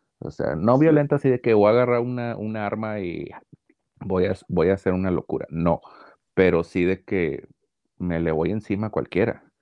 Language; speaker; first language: Spanish; native; Spanish